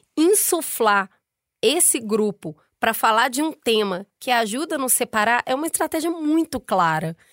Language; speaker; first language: Portuguese; native; Portuguese